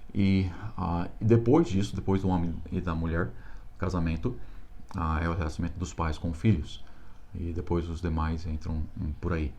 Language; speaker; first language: Portuguese; non-native, fluent; English